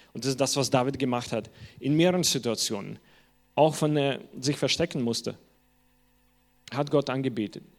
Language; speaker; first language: German; non-native, fluent; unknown